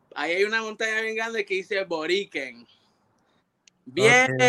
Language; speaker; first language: Spanish; early bilingual, heritage; Spanish